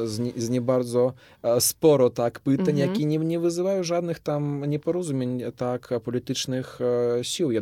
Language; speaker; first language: Polish; non-native, fluent; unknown